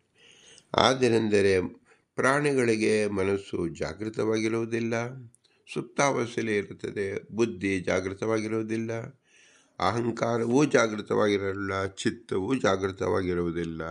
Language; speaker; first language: Kannada; native; Kannada